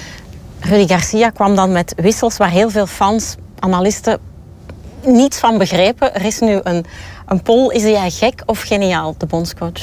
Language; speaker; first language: Dutch; native; Dutch